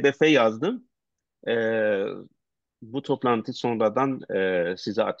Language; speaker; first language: Turkish; non-native, learner; Persian